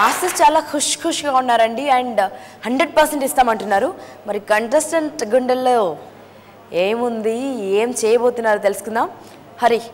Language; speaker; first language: Telugu; native; Telugu